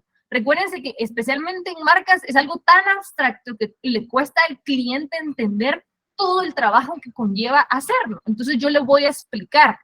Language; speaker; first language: Spanish; native; Spanish